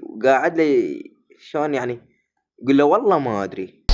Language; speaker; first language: Arabic; native; Arabic